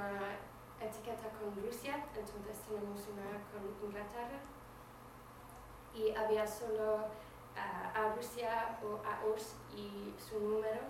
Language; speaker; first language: Spanish; non-native, fluent; English